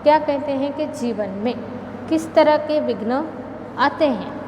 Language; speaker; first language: Hindi; non-native, local second language; Gujarati